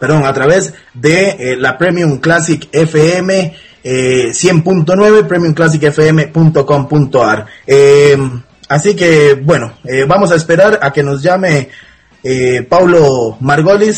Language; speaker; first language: Spanish; native; Spanish